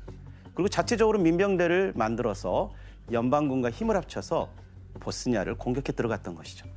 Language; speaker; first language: Korean; native; Korean